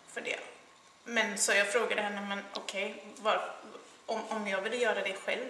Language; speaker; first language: Swedish; non-native, fluent; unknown